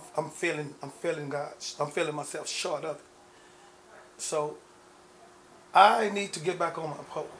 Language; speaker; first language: English; native; English